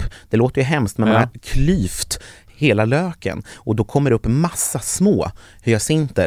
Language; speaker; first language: Swedish; native; Swedish